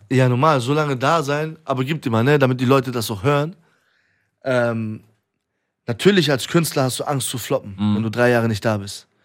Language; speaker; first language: German; early bilingual, other home language; Persian